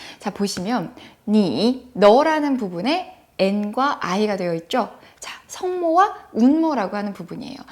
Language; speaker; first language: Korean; native; Korean